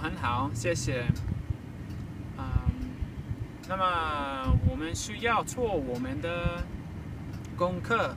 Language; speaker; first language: Chinese; non-native, learner; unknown